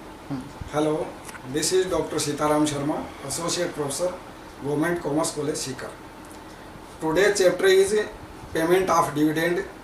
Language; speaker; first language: English; non-native, local second language; Hindi